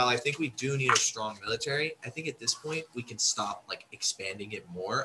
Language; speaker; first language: English; native; English